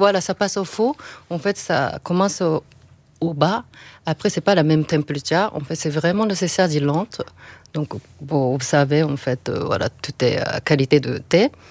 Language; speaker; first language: French; non-native, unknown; Japanese